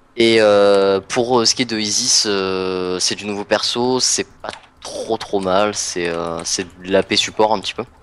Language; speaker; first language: French; native; French